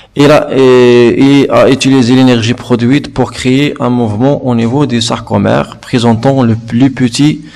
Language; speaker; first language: French; non-native, local second language; Arabic